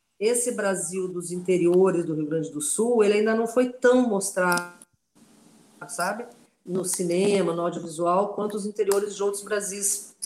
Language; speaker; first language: Portuguese; non-native, local second language; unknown